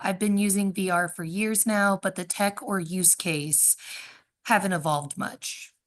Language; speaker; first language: English; native; English